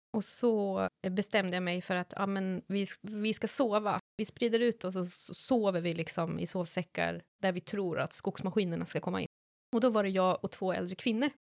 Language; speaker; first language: Swedish; native; Swedish